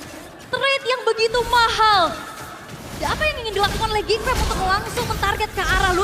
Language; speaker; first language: Indonesian; native; Indonesian